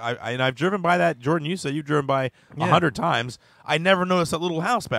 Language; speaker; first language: English; native; English